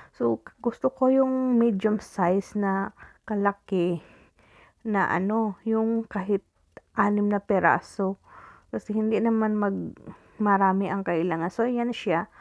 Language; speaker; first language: Filipino; non-native, local second language; Cebuano